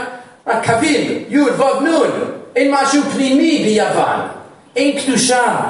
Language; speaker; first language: Hebrew; non-native, fluent; English